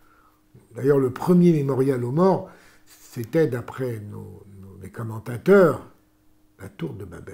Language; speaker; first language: French; native; French